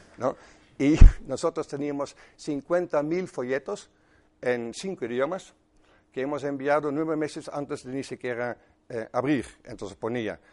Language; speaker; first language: Spanish; non-native, fluent; Dutch